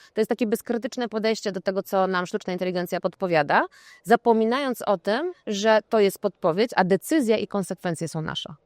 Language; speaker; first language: Polish; native; Polish